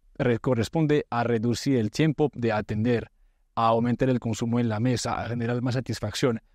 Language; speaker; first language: Spanish; non-native, fluent; French